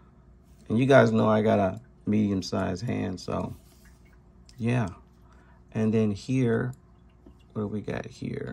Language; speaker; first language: English; native; English